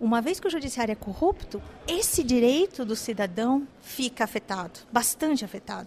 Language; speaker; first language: Portuguese; native; Portuguese